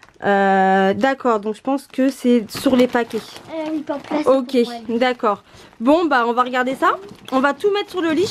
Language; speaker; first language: French; native; French